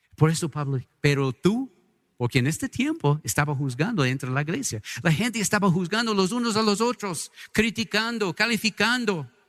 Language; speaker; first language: Spanish; non-native, fluent; English